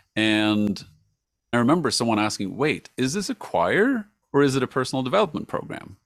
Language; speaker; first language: English; non-native, fluent; Swedish